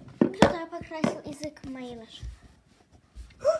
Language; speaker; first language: Russian; early bilingual, heritage; Russian